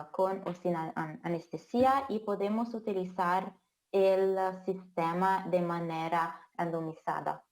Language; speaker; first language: Spanish; non-native, fluent; Italian